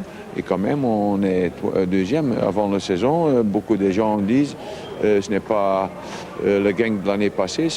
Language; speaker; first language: French; non-native, local second language; Dutch